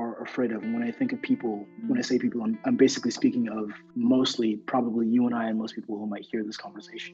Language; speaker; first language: English; non-native, local second language; Yoruba